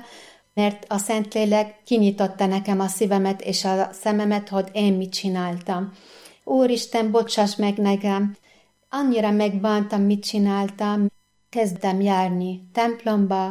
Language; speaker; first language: Hungarian; non-native, fluent; Arabic